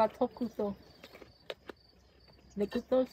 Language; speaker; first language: French; non-native, learner; Vietnamese